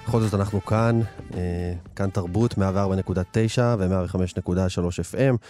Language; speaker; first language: Hebrew; native; Hebrew